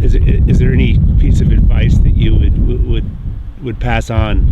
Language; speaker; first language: English; native; English